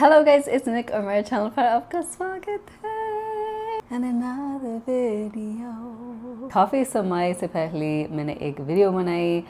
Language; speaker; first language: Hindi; non-native, learner; English